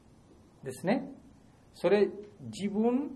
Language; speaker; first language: Japanese; non-native, learner; Bangla